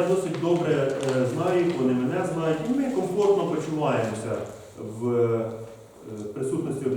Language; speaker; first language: Ukrainian; native; Ukrainian